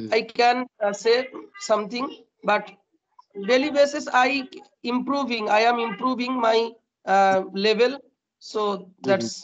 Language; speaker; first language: English; non-native, learner; Bangla